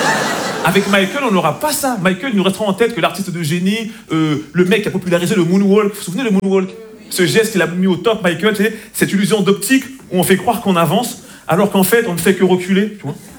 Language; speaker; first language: French; native; French